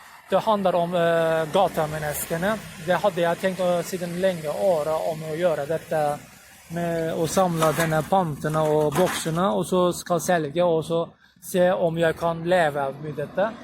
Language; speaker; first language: Swedish; non-native, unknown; Turkish